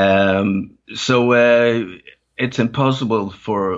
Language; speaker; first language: English; non-native, fluent; Danish